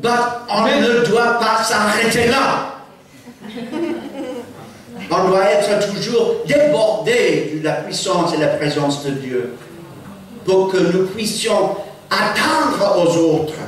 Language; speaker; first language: French; non-native, fluent; English